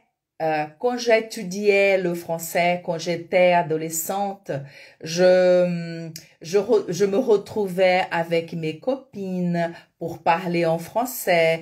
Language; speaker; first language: French; non-native, fluent; Portuguese